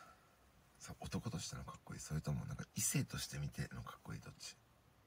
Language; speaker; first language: Japanese; native; Japanese